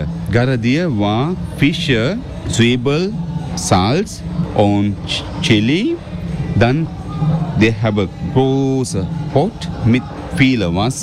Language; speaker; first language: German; non-native, learner; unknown